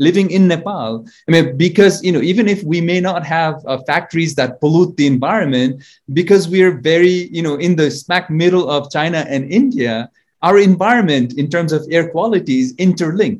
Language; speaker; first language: English; non-native, local second language; Nepali